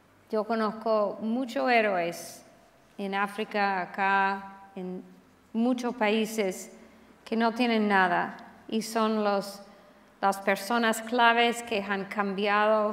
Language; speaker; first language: Spanish; non-native, fluent; English